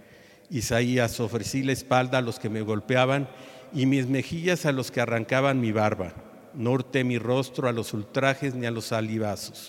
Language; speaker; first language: Spanish; native; Spanish